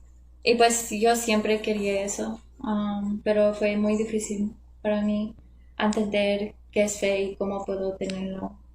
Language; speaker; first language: Spanish; non-native, learner; English